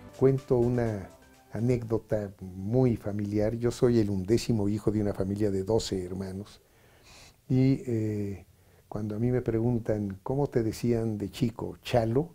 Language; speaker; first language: Spanish; native; Spanish